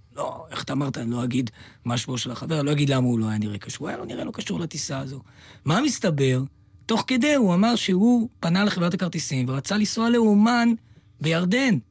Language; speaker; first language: Hebrew; native; Hebrew